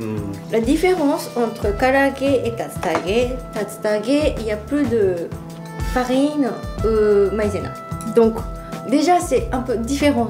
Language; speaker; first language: French; non-native, fluent; Japanese